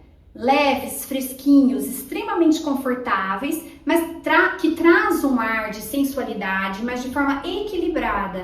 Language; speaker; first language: Portuguese; native; Portuguese